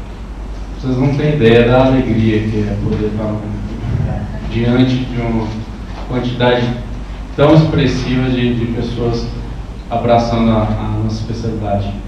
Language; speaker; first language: Portuguese; native; Portuguese